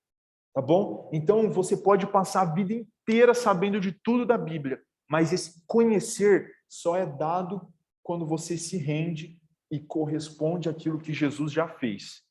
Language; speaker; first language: Portuguese; native; Portuguese